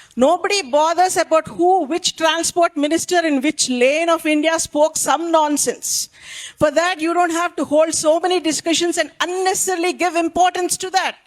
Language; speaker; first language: English; non-native, local second language; Telugu